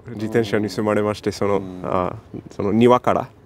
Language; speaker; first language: Japanese; non-native, fluent; English